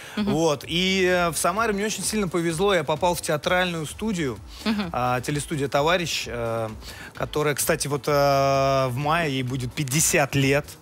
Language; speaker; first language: Russian; native; Russian